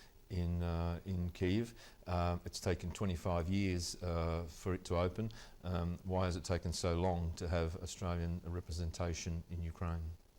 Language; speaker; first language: English; early bilingual, other home language; Ukrainian